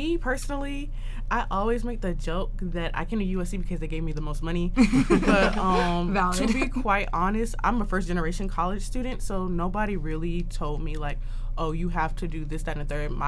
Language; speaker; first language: English; native; English